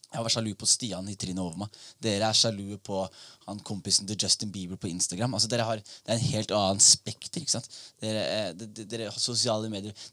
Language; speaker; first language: Norwegian; early bilingual, other home language; Somali